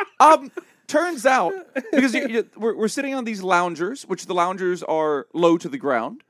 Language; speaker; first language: English; native; English